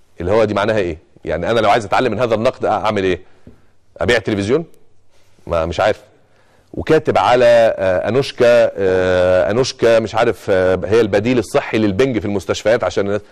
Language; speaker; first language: Arabic; native; Arabic